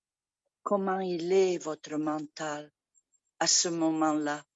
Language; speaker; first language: French; non-native, fluent; Catalan